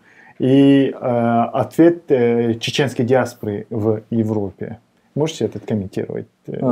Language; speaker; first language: Russian; non-native, fluent; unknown